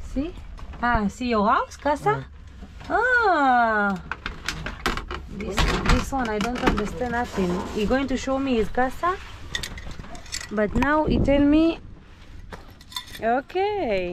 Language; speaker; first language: English; non-native, learner; Hebrew